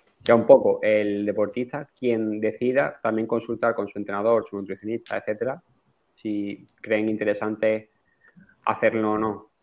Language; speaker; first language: Spanish; native; Spanish